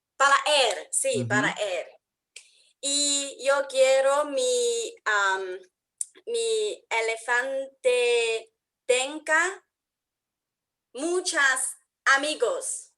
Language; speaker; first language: Spanish; non-native, learner; English